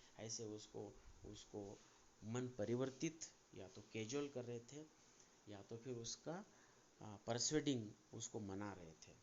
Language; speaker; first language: Hindi; non-native, local second language; Marathi